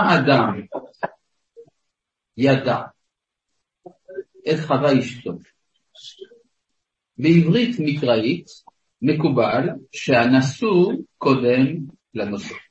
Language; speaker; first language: Hebrew; non-native, fluent; French